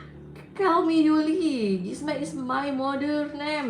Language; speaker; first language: English; non-native, learner; Indonesian